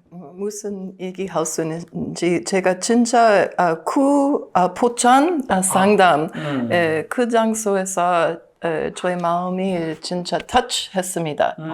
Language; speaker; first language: Korean; non-native, learner; English